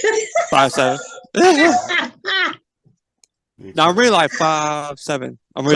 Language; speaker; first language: English; native; English